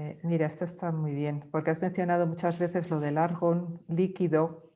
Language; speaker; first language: Spanish; native; Spanish